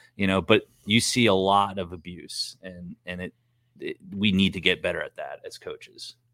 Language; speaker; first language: English; native; English